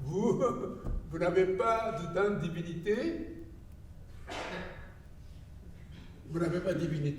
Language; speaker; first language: French; non-native, learner; Japanese